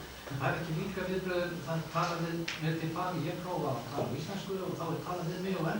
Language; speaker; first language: Icelandic; non-native, fluent; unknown